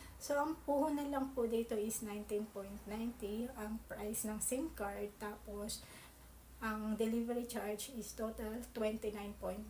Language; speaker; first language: Filipino; native; Filipino